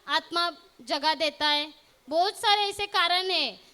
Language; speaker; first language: Hindi; non-native, local second language; Marathi